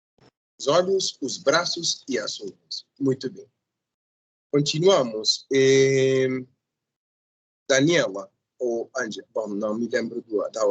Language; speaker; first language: Portuguese; non-native, fluent; Spanish